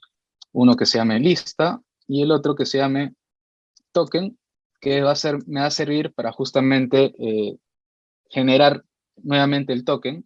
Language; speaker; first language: Spanish; native; Spanish